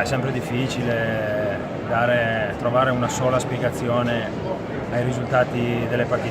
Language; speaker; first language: Italian; native; Italian